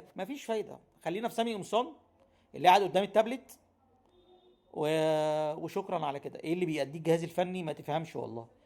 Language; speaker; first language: Arabic; native; Arabic